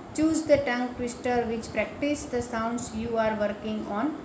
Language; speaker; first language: English; non-native, local second language; Gujarati